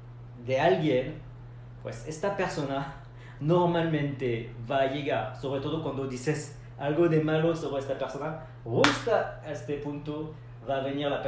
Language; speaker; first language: Spanish; non-native, fluent; French